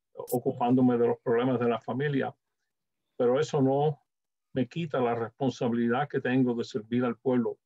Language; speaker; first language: Spanish; native; Spanish